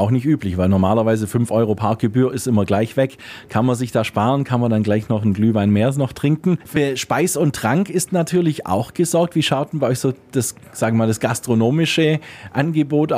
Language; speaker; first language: German; native; German